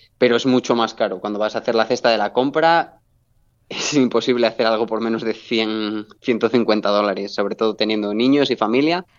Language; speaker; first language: Spanish; native; Spanish